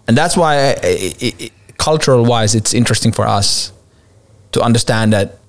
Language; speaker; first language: English; non-native, fluent; Finnish